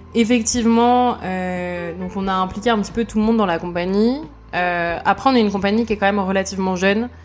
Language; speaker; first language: French; native; French